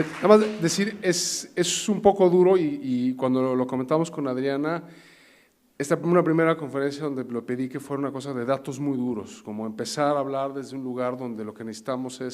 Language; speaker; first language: Spanish; native; Spanish